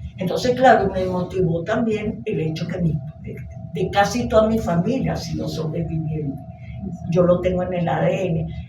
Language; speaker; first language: Spanish; early bilingual, other home language; Hebrew